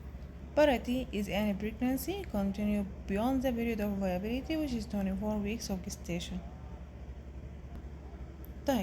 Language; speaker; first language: English; non-native, local second language; Arabic